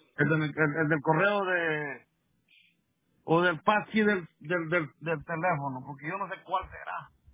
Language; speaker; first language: Spanish; native; Spanish